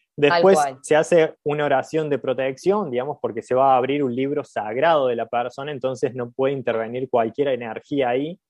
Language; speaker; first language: Spanish; native; Spanish